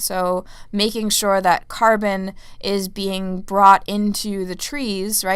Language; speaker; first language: English; native; English